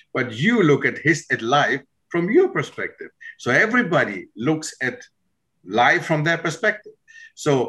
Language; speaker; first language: English; non-native, fluent; German